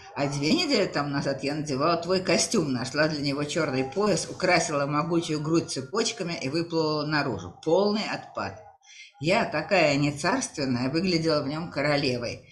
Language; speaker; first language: Russian; native; Russian